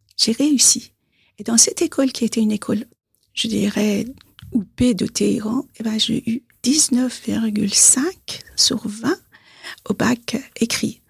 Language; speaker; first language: French; non-native, fluent; Persian